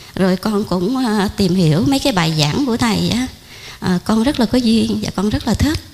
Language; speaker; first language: Vietnamese; non-native, local second language; Khmer